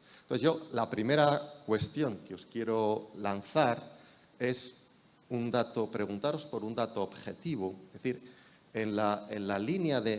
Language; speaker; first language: Spanish; native; Spanish